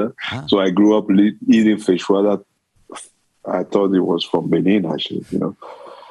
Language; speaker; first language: English; non-native, fluent; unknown